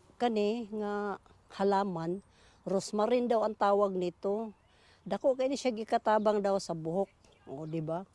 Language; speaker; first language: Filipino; non-native, local second language; Cebuano